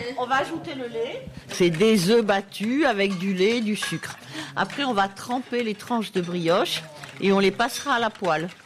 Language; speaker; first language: French; native; French